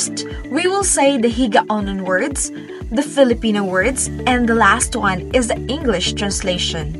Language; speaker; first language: English; non-native, local second language; Cebuano